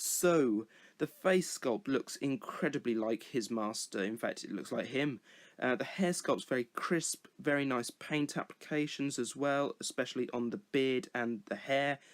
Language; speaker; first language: English; native; English